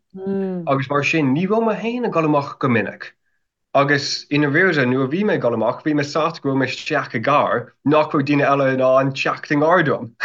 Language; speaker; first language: Irish; non-native, fluent; English